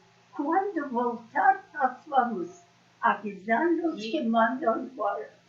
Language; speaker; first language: Portuguese; non-native, learner; Persian